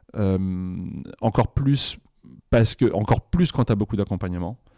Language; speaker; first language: French; native; French